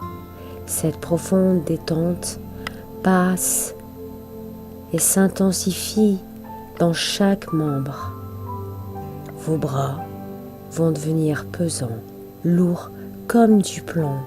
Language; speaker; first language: French; native; French